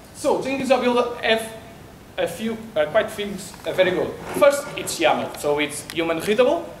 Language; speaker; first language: English; non-native, learner; Portuguese